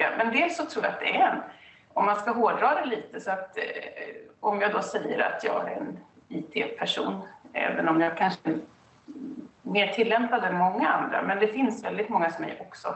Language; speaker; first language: Swedish; native; Swedish